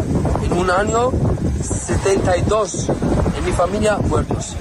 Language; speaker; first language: Spanish; non-native, learner; Arabic